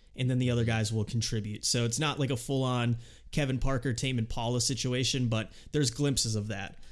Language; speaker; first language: English; native; English